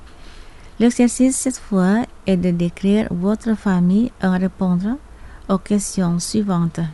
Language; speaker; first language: French; non-native, fluent; Indonesian